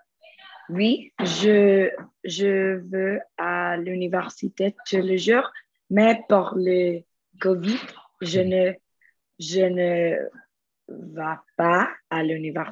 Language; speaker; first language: French; non-native, learner; Spanish